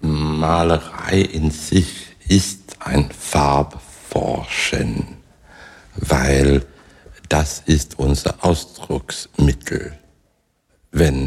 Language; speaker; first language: German; non-native, fluent; Swedish